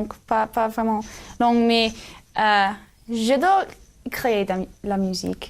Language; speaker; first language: French; non-native, learner; English